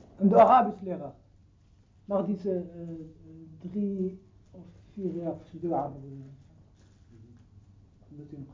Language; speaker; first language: Dutch; non-native, learner; Arabic